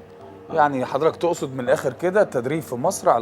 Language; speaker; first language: Arabic; native; Arabic